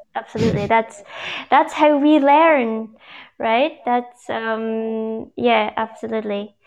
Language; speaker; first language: English; native; English